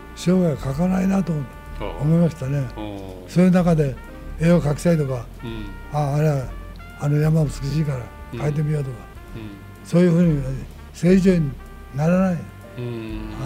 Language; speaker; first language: Japanese; native; Japanese